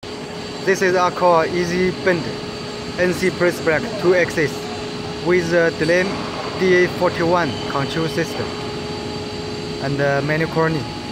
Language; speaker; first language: English; non-native, learner; Chinese